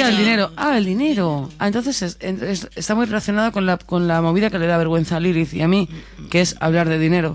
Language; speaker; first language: Spanish; native; Spanish